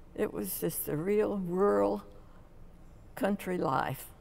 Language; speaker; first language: English; native; English